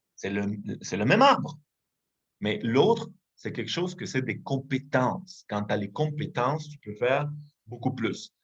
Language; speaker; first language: French; non-native, fluent; Spanish